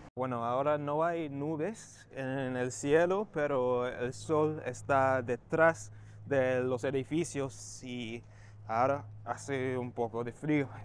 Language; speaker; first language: Spanish; non-native, fluent; English